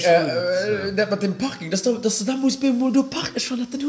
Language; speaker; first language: German; native; German